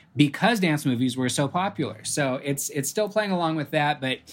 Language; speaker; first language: English; native; English